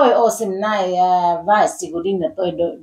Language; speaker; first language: Bulgarian; non-native, learner; Vietnamese